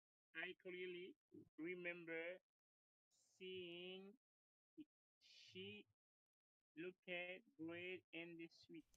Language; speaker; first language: English; non-native, learner; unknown